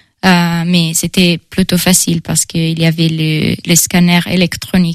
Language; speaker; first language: French; non-native, fluent; Italian